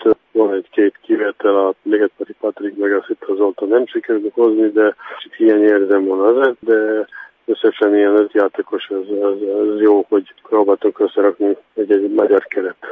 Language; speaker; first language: Hungarian; non-native, fluent; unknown